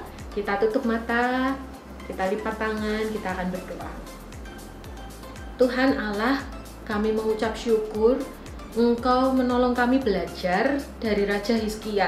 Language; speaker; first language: Indonesian; native; Indonesian